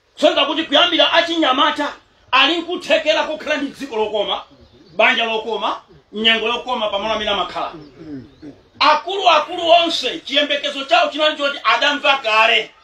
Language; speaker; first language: Nyanja; native; Nyanja